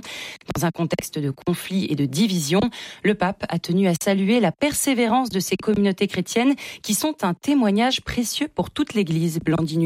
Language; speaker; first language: French; native; French